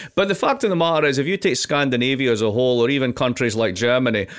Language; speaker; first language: English; native; English